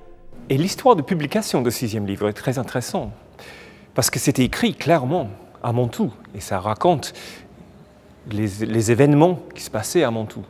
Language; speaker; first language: French; non-native, fluent; English